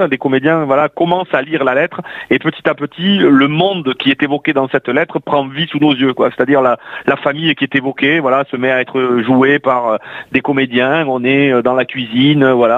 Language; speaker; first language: French; native; French